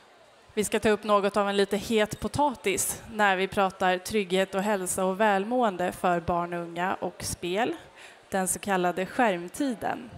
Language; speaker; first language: Swedish; native; Swedish